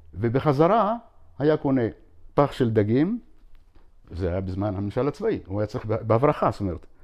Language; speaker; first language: Hebrew; non-native, local second language; Arabic